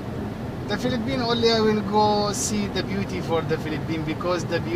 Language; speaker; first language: English; non-native, learner; Arabic